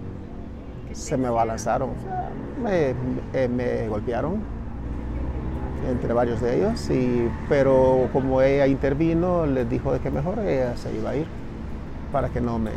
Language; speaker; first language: Spanish; native; Spanish